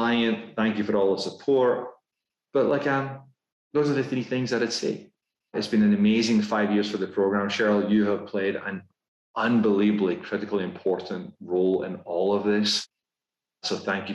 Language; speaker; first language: English; native; English